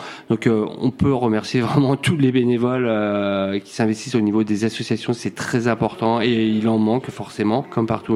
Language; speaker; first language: French; native; French